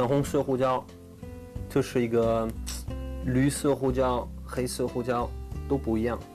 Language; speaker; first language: Chinese; non-native, fluent; French